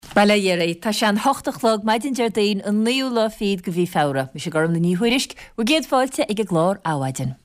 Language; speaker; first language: Irish; native; Irish